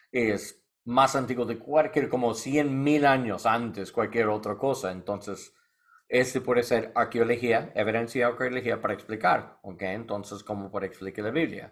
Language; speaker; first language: Spanish; non-native, learner; English